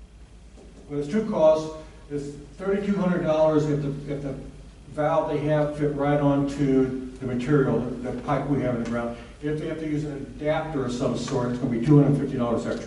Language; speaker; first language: English; native; English